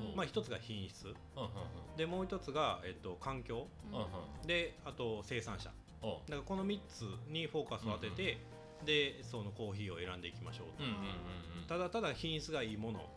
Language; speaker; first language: Japanese; native; Japanese